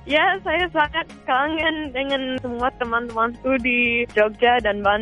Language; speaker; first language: Indonesian; non-native, fluent; English